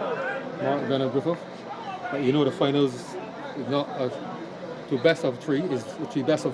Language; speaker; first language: English; native; English